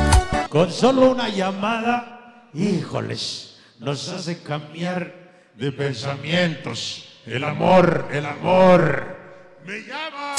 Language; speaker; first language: Spanish; native; Spanish